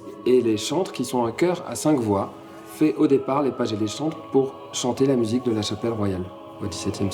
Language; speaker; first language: French; native; French